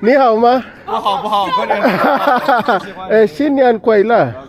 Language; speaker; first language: Chinese; non-native, learner; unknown